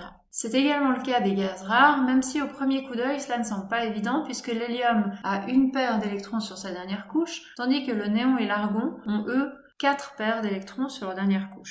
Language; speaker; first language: French; native; French